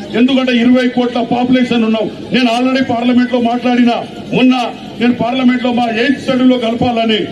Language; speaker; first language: Telugu; non-native, local second language; Lambadi